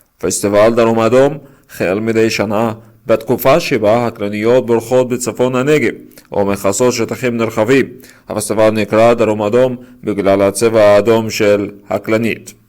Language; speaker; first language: Hebrew; non-native, learner; Arabic